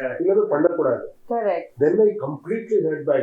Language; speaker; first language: Tamil; non-native, learner; Kannada